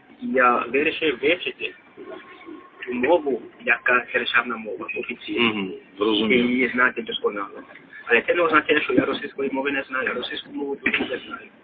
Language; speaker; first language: Ukrainian; non-native, fluent; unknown